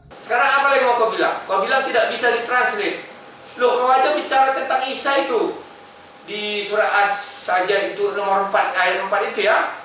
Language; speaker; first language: Indonesian; native; Indonesian